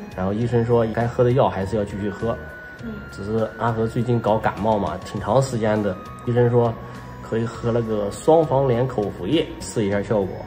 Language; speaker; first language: Chinese; native; Chinese